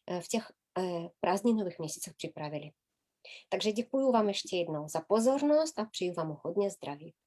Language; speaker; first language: Czech; native; Czech